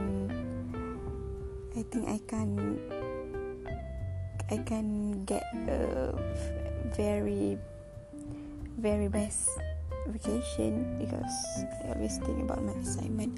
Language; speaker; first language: English; non-native, local second language; Malay